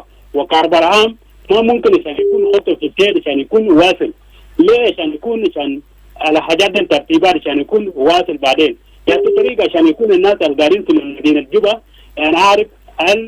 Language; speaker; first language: Arabic; non-native, local second language; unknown